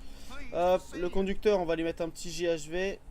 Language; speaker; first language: French; native; French